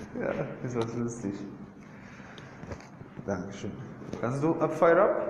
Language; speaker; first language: German; non-native, learner; English